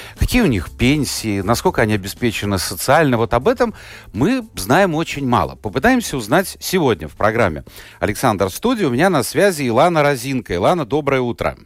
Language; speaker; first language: Russian; native; Russian